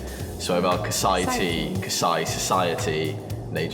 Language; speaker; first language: Welsh; non-native, local second language; English